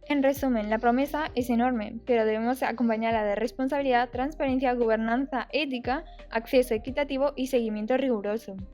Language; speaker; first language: Spanish; native; Spanish